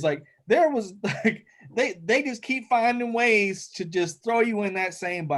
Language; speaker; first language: English; native; English